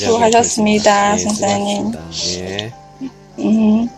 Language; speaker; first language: Korean; non-native, learner; Chinese